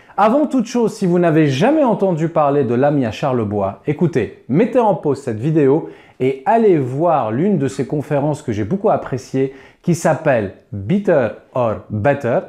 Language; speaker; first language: French; native; French